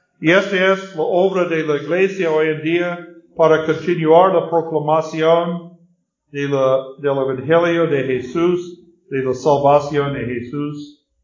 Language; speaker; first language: Spanish; non-native, learner; English